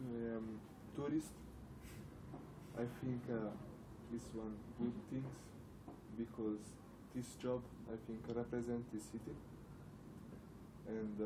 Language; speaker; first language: English; non-native, learner; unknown